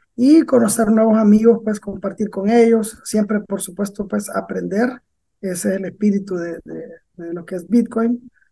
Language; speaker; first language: Spanish; native; Spanish